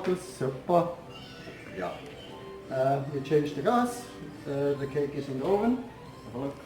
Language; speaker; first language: English; non-native, learner; German